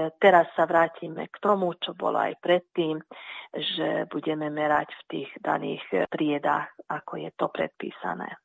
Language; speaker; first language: Slovak; early bilingual, heritage; Hungarian